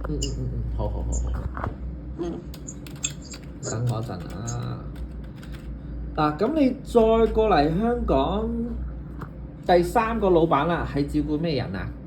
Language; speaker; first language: Cantonese; native; Cantonese